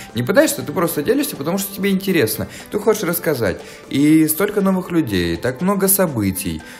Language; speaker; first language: Russian; native; Russian